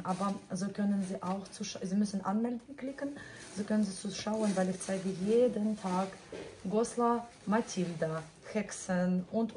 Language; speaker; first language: German; non-native, fluent; Russian